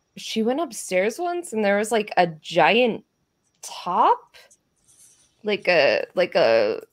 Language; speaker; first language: English; native; English